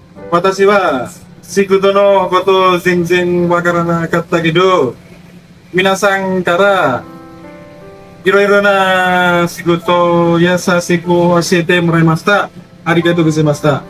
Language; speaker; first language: Japanese; non-native, learner; Indonesian